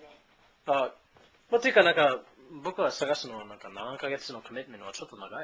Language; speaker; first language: Japanese; non-native, fluent; English